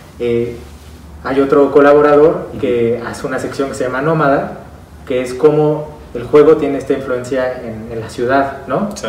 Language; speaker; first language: Spanish; native; Spanish